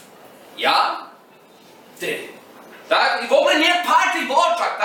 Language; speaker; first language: Polish; non-native, fluent; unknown